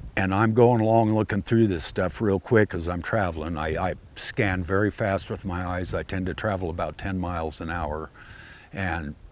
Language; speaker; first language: English; native; English